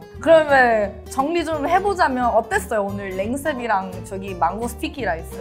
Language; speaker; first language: Korean; non-native, fluent; Thai